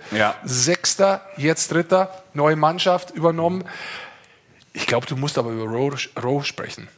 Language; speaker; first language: German; native; German